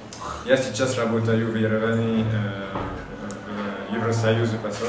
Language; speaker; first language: Russian; non-native, learner; French